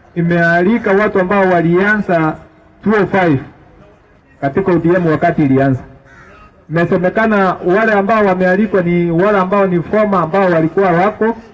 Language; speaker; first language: Swahili; native; Swahili